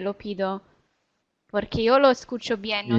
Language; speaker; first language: Spanish; non-native, learner; Italian